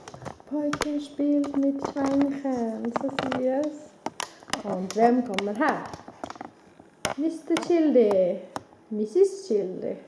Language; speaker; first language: German; non-native, fluent; Swedish